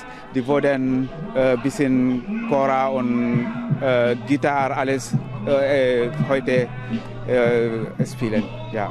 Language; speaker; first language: German; non-native, learner; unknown